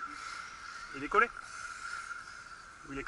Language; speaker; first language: French; native; French